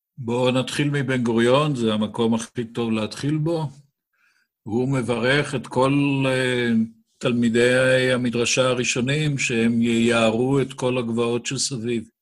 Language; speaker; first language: Hebrew; native; Hebrew